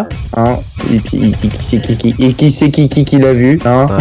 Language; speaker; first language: French; native; French